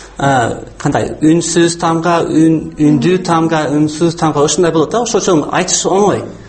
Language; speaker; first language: Kyrgyz; non-native, fluent; English